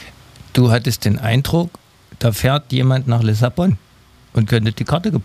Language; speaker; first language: German; native; German